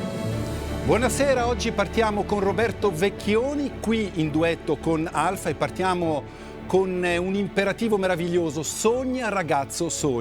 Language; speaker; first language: Italian; native; Italian